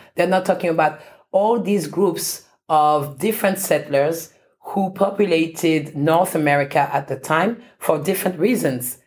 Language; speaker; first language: English; non-native, fluent; French